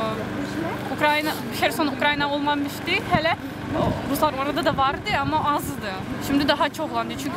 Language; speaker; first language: Turkish; early bilingual, heritage; Turkish